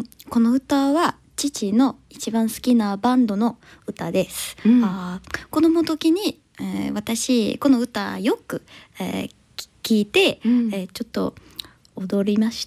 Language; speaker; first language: Japanese; non-native, learner; English